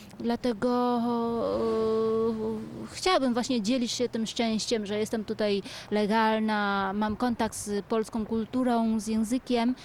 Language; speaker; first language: Polish; non-native, fluent; Vietnamese